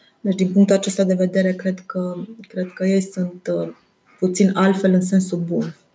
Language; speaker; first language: Romanian; non-native, local second language; German